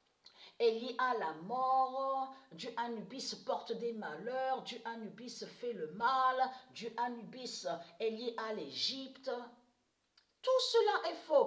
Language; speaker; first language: French; native; French